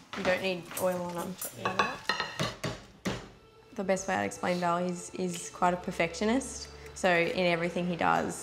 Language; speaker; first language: English; native; English